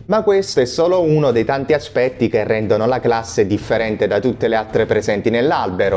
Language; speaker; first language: Italian; native; Italian